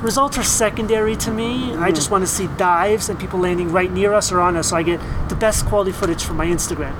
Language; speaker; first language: English; native; English